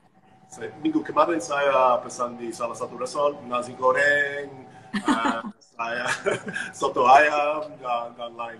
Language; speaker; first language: Indonesian; non-native, fluent; English